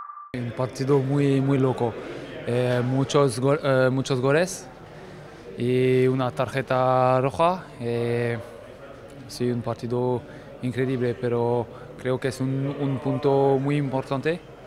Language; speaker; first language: Spanish; non-native, fluent; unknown